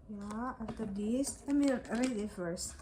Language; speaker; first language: English; non-native, learner; Indonesian